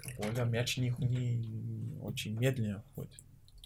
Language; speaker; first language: Russian; non-native, learner; Portuguese